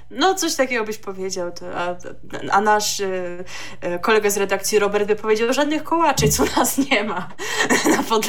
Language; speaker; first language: Polish; native; Polish